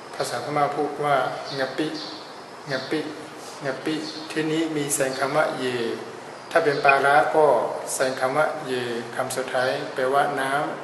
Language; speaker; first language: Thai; non-native, fluent; Burmese